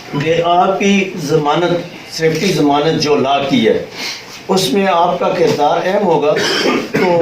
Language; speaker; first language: Urdu; non-native, local second language; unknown